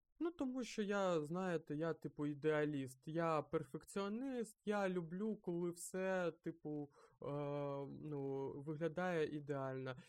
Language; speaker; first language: Ukrainian; non-native, local second language; Russian